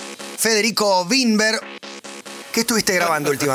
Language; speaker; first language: Spanish; native; Spanish